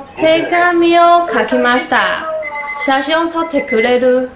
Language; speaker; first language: Japanese; non-native, learner; Chinese